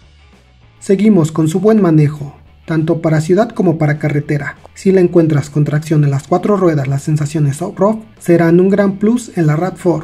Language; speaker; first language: Spanish; native; Spanish